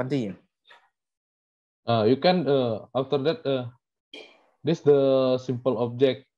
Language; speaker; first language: English; non-native, learner; Indonesian